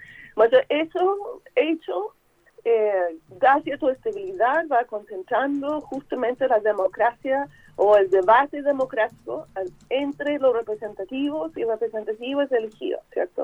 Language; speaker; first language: Spanish; non-native, fluent; English